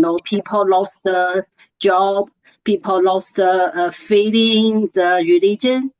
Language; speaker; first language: English; non-native, learner; Chinese